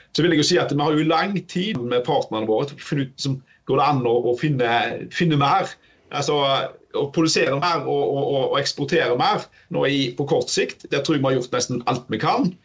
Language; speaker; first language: Norwegian; native; Norwegian